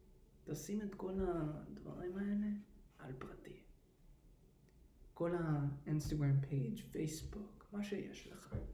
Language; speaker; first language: Hebrew; early bilingual, heritage; English